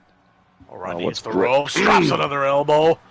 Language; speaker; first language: English; native; English